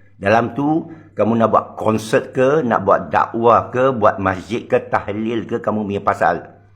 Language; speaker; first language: Malay; non-native, local second language; Chinese